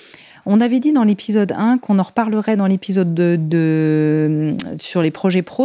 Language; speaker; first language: French; native; French